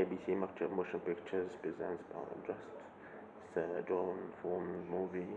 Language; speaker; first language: French; native; French